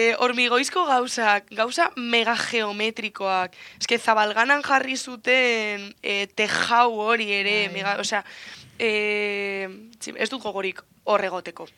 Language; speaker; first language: Basque; non-native, local second language; Spanish